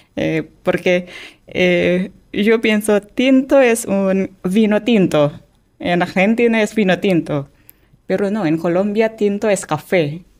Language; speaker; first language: Spanish; non-native, fluent; Indonesian